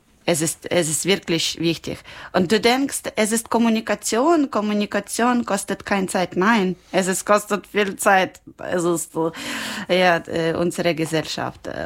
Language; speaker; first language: German; non-native, learner; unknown